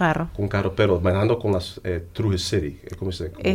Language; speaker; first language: Spanish; early bilingual, heritage; English